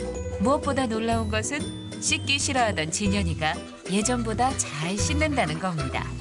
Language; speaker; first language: Korean; native; Korean